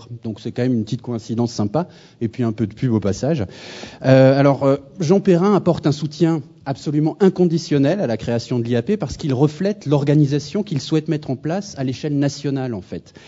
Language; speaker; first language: French; native; French